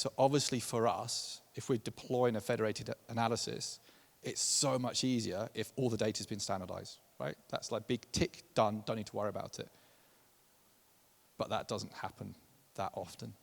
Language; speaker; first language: English; native; English